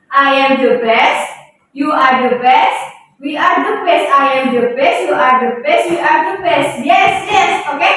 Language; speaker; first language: English; non-native, learner; Indonesian